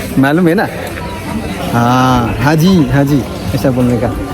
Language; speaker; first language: Hindi; non-native, learner; Nepali